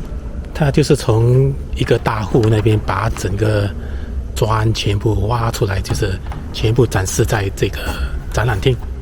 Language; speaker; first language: Chinese; native; Chinese